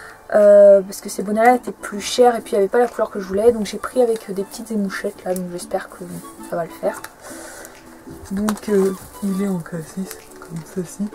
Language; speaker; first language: French; native; French